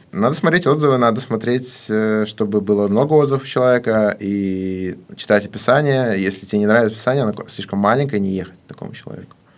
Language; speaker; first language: Russian; native; Russian